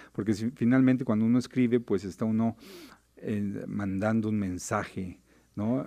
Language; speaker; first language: Spanish; native; Spanish